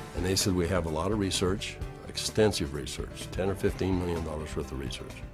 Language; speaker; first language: English; native; English